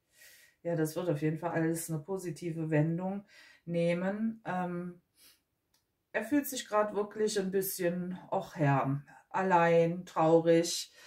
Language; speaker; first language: German; native; German